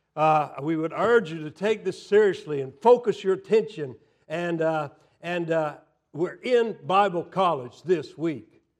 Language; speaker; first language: English; native; English